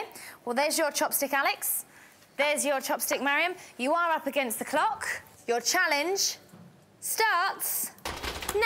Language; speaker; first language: English; native; English